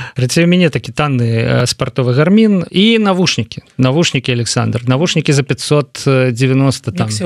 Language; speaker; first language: Belarusian; non-native, local second language; Russian